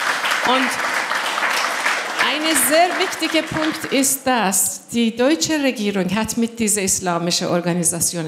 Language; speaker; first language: German; non-native, fluent; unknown